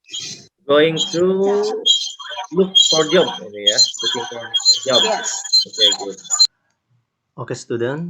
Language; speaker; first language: English; non-native, local second language; Indonesian